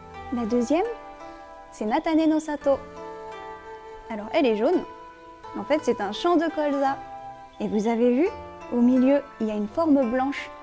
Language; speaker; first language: French; native; French